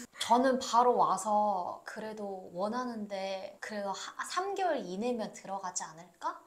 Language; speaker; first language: Korean; native; Korean